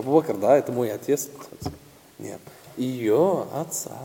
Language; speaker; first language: Russian; non-native, local second language; Tatar